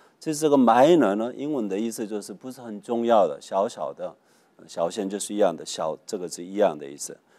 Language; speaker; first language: Chinese; non-native, fluent; Korean